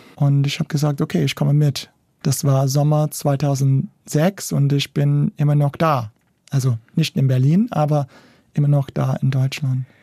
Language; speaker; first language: German; non-native, fluent; English